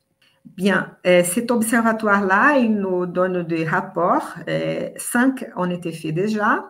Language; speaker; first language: French; non-native, fluent; Portuguese